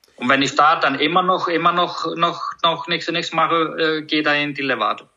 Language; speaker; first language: German; non-native, fluent; Icelandic